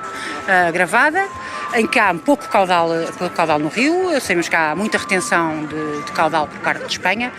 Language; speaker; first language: Portuguese; native; Portuguese